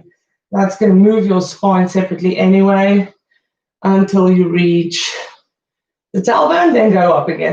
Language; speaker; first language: English; native; English